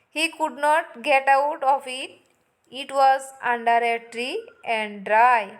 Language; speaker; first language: English; non-native, local second language; Assamese